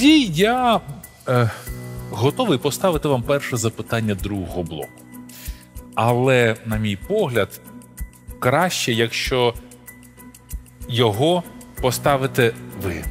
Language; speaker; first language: Ukrainian; native; Ukrainian